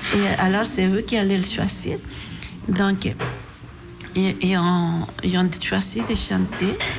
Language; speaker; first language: French; non-native, fluent; Spanish